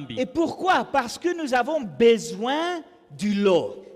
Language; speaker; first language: French; non-native, learner; English